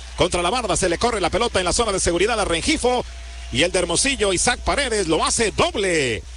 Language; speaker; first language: Spanish; native; Spanish